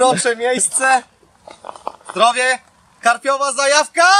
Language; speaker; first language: Polish; native; Polish